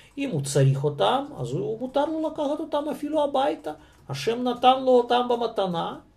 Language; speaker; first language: Hebrew; non-native, fluent; Russian